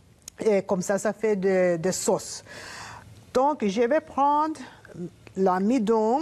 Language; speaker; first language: French; non-native, learner; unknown